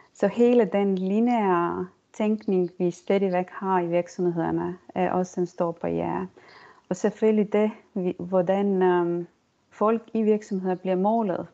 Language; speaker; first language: Danish; non-native, fluent; Estonian